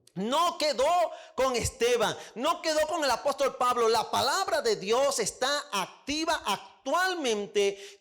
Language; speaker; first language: Spanish; native; Spanish